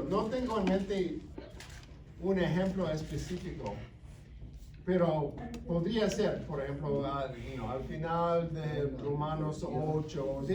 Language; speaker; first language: Spanish; non-native, fluent; English